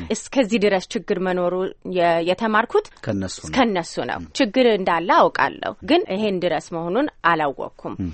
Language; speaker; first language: Amharic; early bilingual, heritage; Amharic